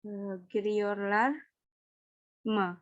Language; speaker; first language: Turkish; non-native, learner; Indonesian